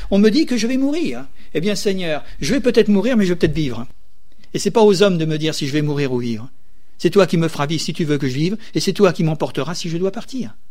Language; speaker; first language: French; native; French